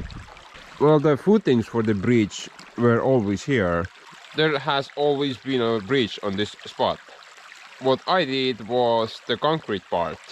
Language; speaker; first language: English; non-native, fluent; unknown